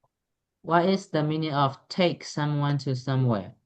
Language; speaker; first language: English; non-native, fluent; Burmese